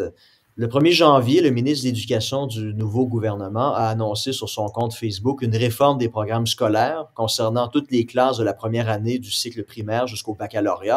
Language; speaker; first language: French; native; French